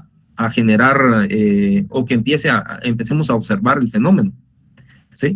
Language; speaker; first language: Spanish; native; Spanish